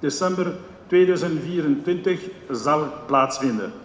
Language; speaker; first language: Dutch; non-native, local second language; French